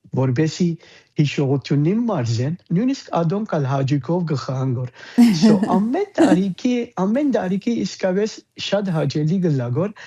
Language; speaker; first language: Armenian; early bilingual, heritage; Armenian